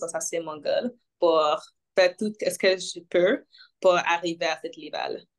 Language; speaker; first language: French; non-native, local second language; English